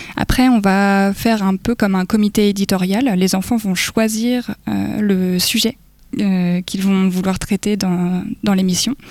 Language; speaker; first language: French; native; French